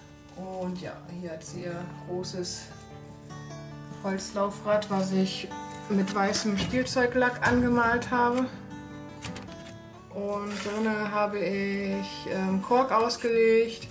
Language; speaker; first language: German; native; German